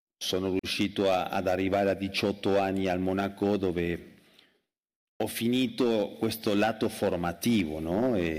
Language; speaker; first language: Italian; non-native, fluent; Spanish